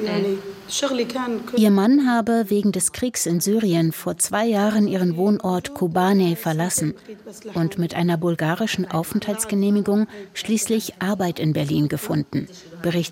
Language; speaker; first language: German; native; German